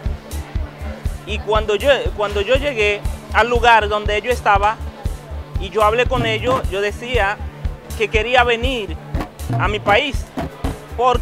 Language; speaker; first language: Spanish; non-native, fluent; Haitian Creole